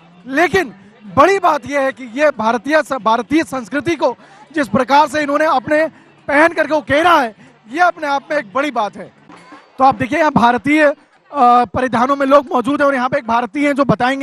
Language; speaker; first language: Hindi; native; Hindi